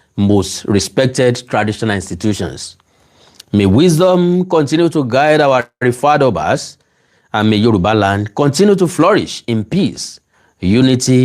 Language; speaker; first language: English; non-native, local second language; Yoruba